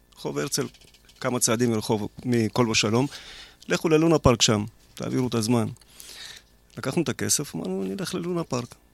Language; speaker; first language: Hebrew; early bilingual, other home language; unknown